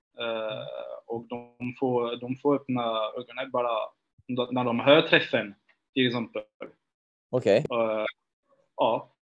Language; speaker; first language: Swedish; non-native, fluent; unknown